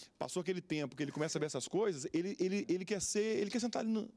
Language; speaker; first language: Portuguese; native; Portuguese